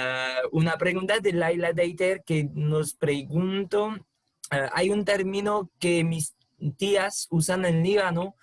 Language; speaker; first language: Spanish; non-native, fluent; French